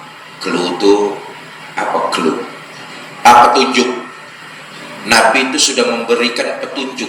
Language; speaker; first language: Indonesian; native; Indonesian